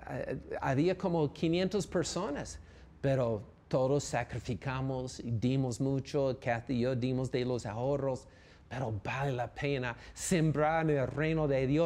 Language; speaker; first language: Spanish; non-native, fluent; English